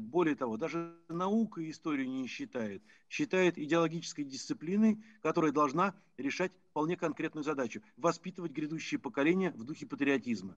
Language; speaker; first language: Russian; native; Russian